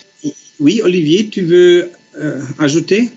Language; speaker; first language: French; non-native, fluent; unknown